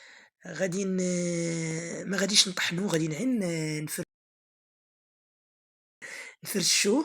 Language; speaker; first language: Arabic; native; Arabic